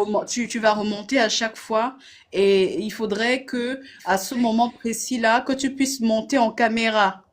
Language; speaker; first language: French; native; French